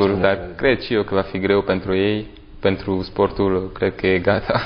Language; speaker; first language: Romanian; non-native, learner; French